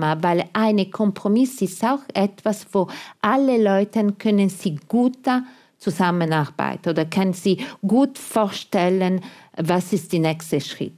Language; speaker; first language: German; non-native, fluent; Italian